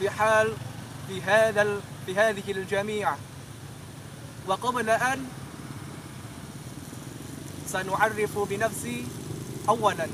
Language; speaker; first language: Arabic; non-native, learner; Indonesian